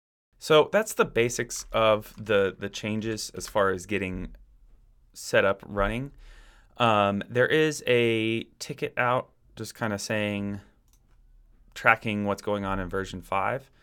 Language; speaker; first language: English; native; English